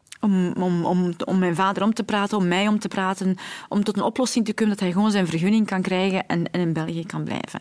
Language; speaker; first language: Dutch; early bilingual, other home language; Arabic